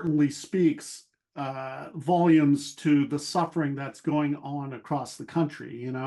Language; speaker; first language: English; native; English